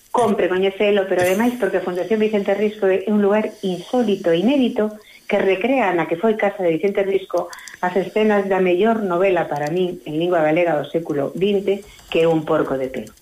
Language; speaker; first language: Galician; early bilingual, other home language; Spanish